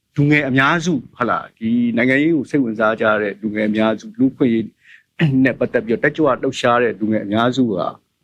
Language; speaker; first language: Burmese; native; Burmese